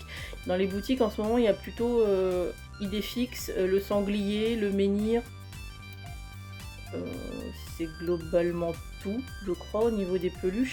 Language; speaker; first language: French; native; French